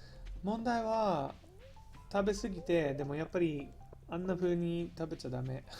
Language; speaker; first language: Japanese; non-native, fluent; English